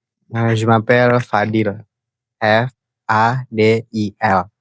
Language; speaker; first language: French; non-native, learner; Indonesian